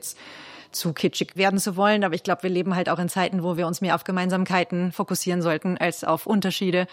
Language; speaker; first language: German; native; German